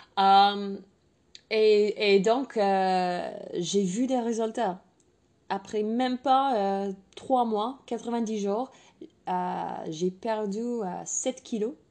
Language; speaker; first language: French; non-native, fluent; English